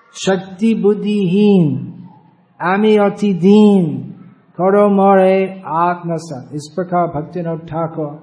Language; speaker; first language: Hindi; non-native, fluent; English